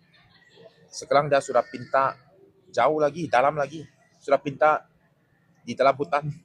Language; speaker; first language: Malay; non-native, local second language; Chinese